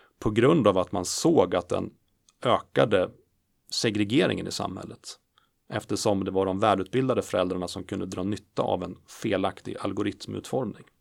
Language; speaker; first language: Swedish; native; Swedish